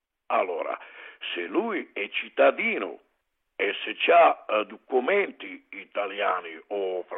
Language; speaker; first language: Italian; non-native, learner; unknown